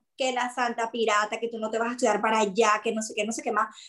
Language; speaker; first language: Spanish; native; Spanish